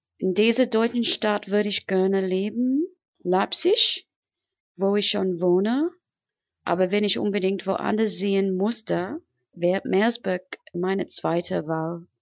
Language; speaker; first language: German; non-native, fluent; English